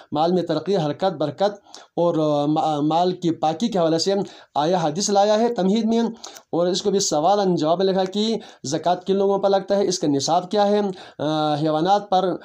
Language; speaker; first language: Urdu; non-native, local second language; Balti